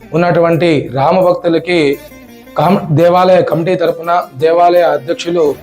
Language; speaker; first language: Telugu; native; Telugu